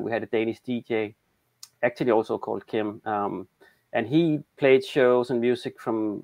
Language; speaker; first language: English; non-native, fluent; Danish